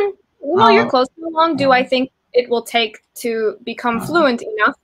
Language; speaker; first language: English; non-native, fluent; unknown